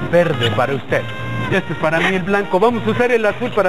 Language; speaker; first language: Spanish; native; Spanish